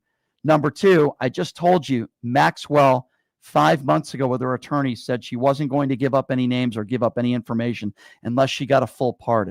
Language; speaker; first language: English; native; English